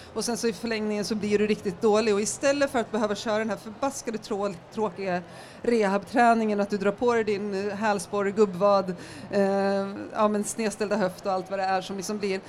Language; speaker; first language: Swedish; native; Swedish